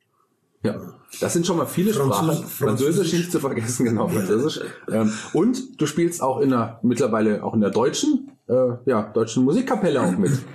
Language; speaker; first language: German; native; German